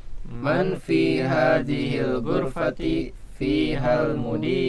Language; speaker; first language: Arabic; non-native, learner; Indonesian